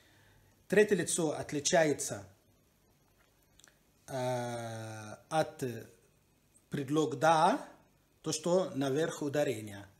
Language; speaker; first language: Russian; non-native, learner; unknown